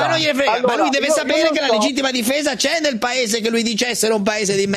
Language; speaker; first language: Italian; native; Italian